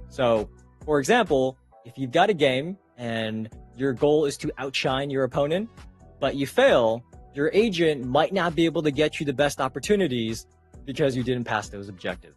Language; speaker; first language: English; native; English